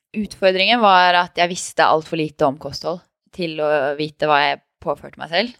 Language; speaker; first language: Norwegian; native; Norwegian